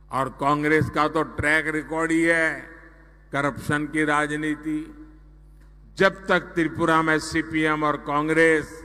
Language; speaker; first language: Hindi; non-native, local second language; Gujarati